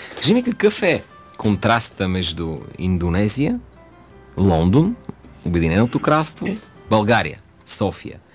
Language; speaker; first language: Bulgarian; native; Bulgarian